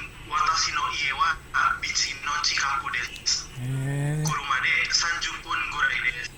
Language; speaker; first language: Japanese; non-native, learner; Indonesian